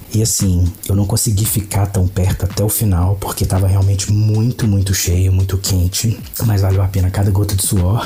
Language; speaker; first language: Portuguese; native; Portuguese